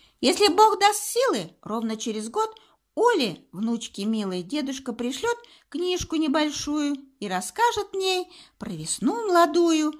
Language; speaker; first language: Russian; native; Russian